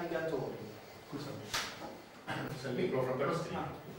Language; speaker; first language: Italian; native; Italian